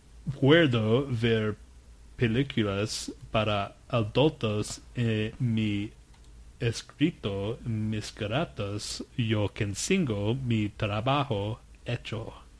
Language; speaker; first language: Spanish; non-native, learner; English